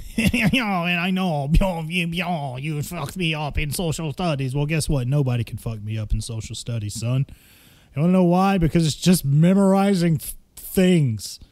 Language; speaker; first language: English; native; English